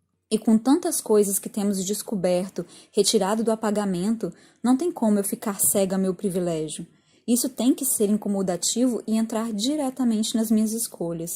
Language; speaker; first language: Portuguese; native; Portuguese